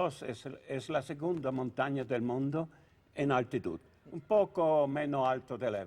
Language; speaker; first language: Spanish; non-native, learner; Italian